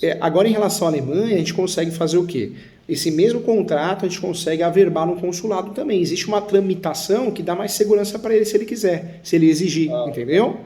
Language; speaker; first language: Portuguese; native; Portuguese